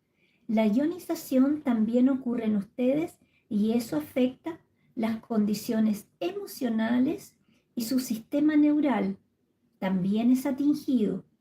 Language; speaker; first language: Spanish; native; Spanish